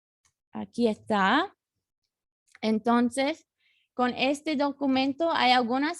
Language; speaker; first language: Spanish; non-native, fluent; English